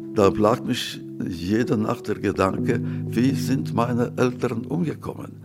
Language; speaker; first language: German; non-native, fluent; Yiddish